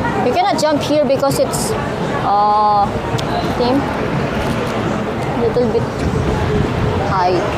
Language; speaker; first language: English; non-native, learner; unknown